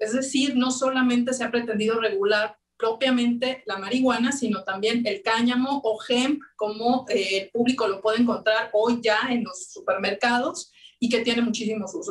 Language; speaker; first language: Spanish; native; Spanish